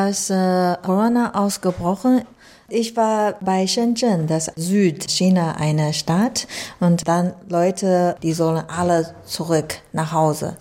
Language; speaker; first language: German; non-native, learner; Chinese